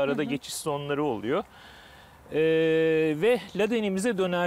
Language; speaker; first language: Turkish; native; Turkish